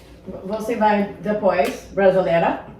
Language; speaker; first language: Portuguese; non-native, fluent; English